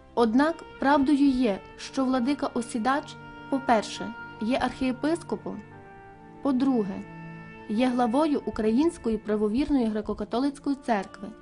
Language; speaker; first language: Ukrainian; native; Ukrainian